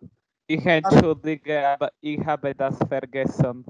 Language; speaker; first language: German; non-native, learner; Slovak